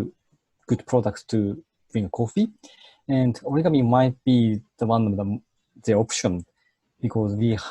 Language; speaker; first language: English; non-native, fluent; Japanese